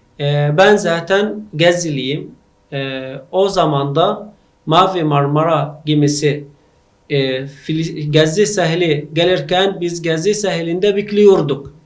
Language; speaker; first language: Turkish; non-native, learner; Arabic